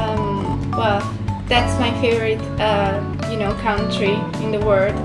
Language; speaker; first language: English; non-native, fluent; Italian